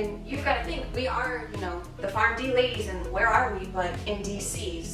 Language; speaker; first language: English; native; English